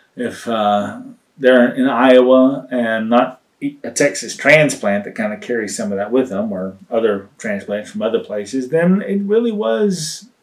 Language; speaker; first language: English; native; English